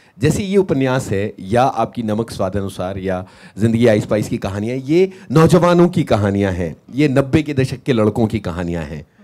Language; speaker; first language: Hindi; native; Hindi